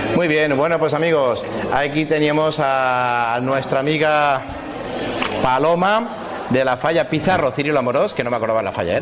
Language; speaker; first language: Spanish; native; Spanish